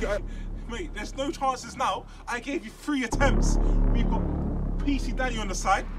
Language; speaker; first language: English; native; English